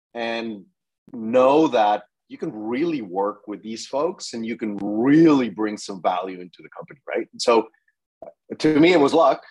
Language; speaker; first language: English; non-native, fluent; Spanish